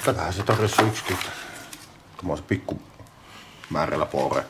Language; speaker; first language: Finnish; native; Finnish